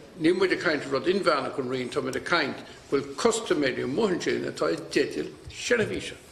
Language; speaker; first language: Irish; native; Irish